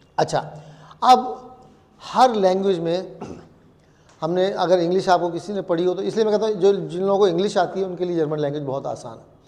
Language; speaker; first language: Urdu; native; Urdu